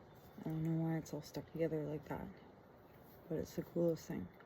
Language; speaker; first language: English; native; English